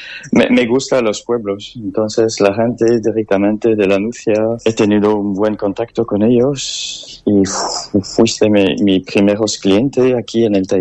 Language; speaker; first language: Spanish; non-native, learner; French